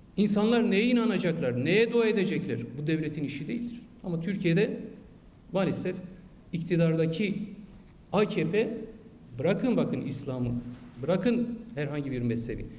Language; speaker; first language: Turkish; non-native, local second language; Kurdish